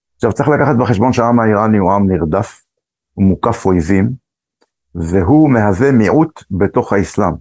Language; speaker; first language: Hebrew; early bilingual, other home language; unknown